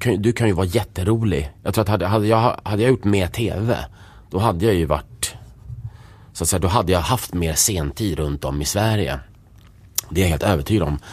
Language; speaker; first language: Swedish; early bilingual, other home language; Czech